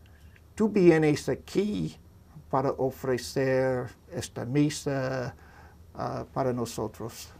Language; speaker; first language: Spanish; non-native, learner; English